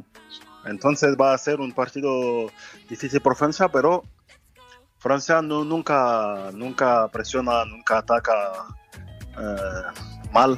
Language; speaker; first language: Spanish; non-native, fluent; French